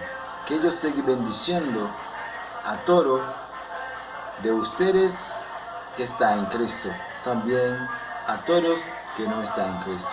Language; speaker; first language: Spanish; non-native, learner; Haitian Creole